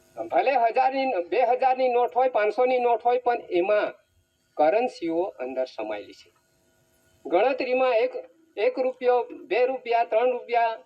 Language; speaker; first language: Gujarati; non-native, local second language; Bhili